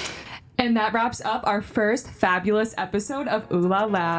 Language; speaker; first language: English; native; English